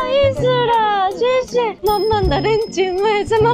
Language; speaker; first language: Chinese; non-native, fluent; Japanese